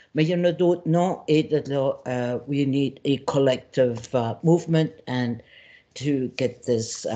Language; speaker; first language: French; native; French